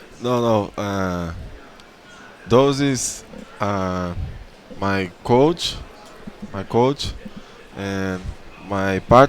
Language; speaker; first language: English; non-native, learner; Portuguese